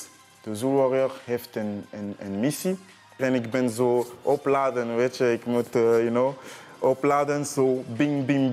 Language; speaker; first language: Dutch; non-native, learner; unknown